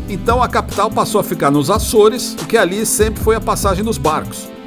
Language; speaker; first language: Portuguese; native; Portuguese